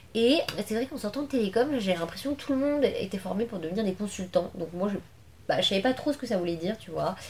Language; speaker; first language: French; native; French